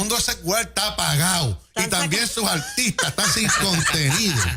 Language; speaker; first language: Spanish; native; Spanish